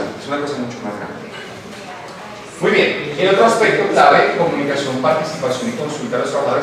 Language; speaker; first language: Spanish; native; Spanish